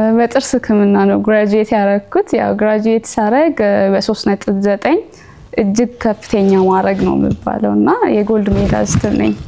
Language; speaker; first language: Amharic; non-native, local second language; Oromo